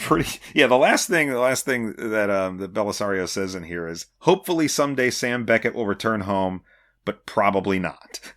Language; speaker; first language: English; native; English